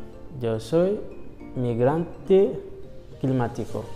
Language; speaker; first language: Spanish; non-native, learner; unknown